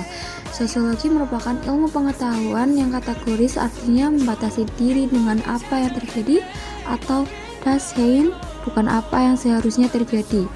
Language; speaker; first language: Indonesian; native; Indonesian